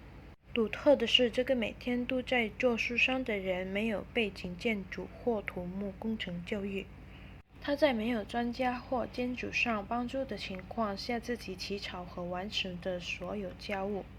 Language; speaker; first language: Chinese; non-native, learner; Indonesian